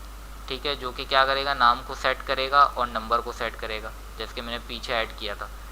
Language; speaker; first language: Hindi; native; Hindi